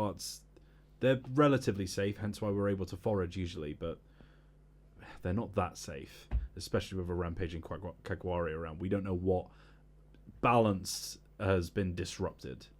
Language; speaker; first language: English; native; English